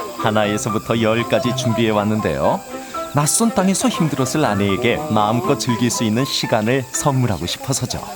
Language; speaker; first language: Korean; native; Korean